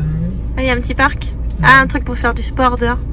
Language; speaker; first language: French; native; French